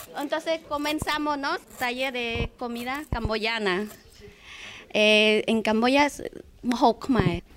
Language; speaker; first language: Spanish; non-native, learner; Khmer